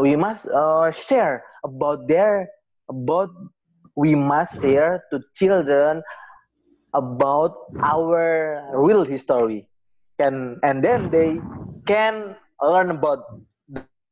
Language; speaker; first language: English; non-native, learner; Indonesian